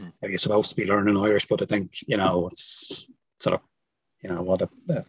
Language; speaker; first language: English; native; English